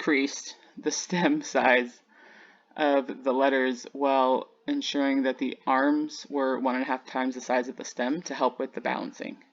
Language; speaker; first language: English; native; English